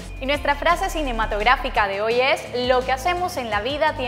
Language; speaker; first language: Spanish; native; Spanish